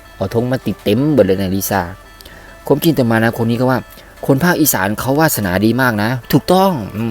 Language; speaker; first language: Thai; native; Thai